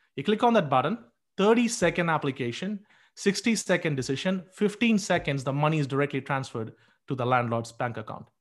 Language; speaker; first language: English; non-native, local second language; Tamil